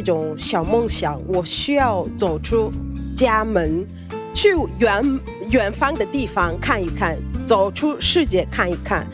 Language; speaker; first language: Chinese; non-native, fluent; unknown